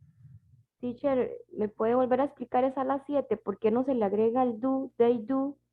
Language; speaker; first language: Spanish; native; Spanish